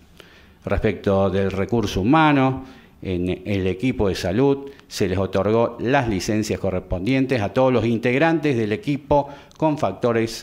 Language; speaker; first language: Spanish; native; Spanish